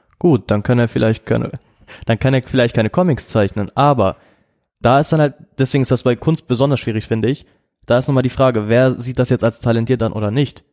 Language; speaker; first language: German; native; German